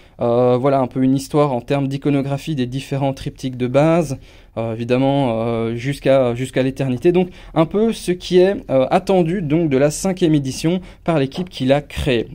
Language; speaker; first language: French; non-native, fluent; English